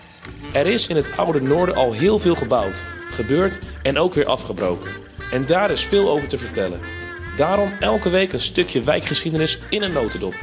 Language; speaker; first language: Dutch; native; Dutch